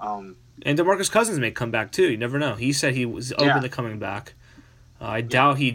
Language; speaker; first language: English; native; English